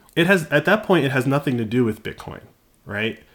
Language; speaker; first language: English; native; English